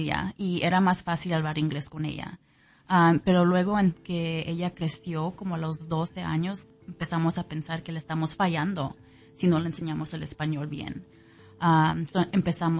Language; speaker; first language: Spanish; early bilingual, heritage; Spanish